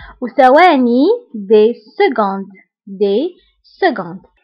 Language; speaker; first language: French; non-native, local second language; Arabic